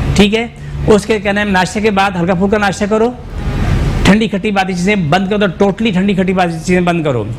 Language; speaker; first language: Urdu; non-native, local second language; Pashto